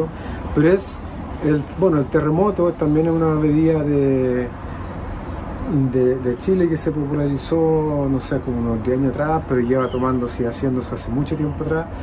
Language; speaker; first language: Spanish; native; Spanish